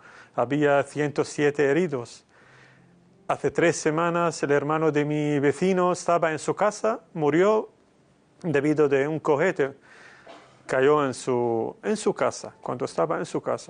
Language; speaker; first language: Spanish; non-native, fluent; Arabic